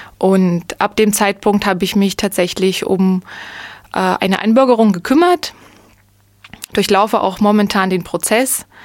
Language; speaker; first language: German; early bilingual, other home language; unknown